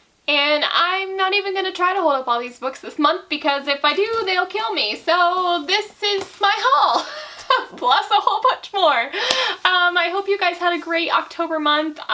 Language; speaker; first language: English; native; English